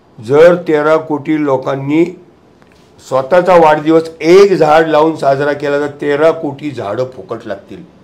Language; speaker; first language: Marathi; non-native, local second language; Gujarati